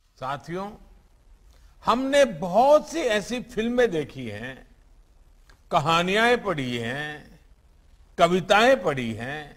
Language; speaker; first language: Hindi; non-native, local second language; Gujarati